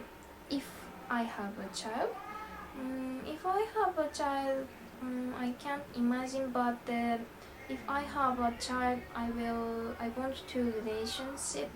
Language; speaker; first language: English; non-native, learner; Japanese